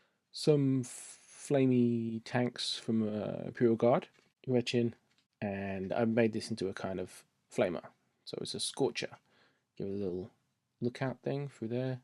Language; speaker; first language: English; native; English